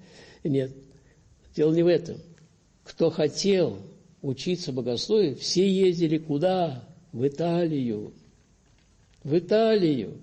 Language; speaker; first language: Russian; native; Russian